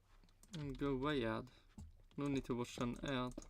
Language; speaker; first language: English; non-native, fluent; Swedish